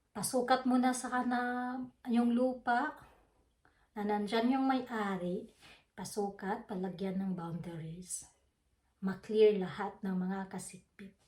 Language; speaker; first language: Filipino; non-native, local second language; Waray